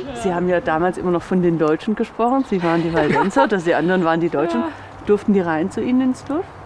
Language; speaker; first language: German; native; German